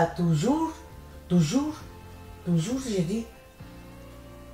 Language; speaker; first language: French; non-native, learner; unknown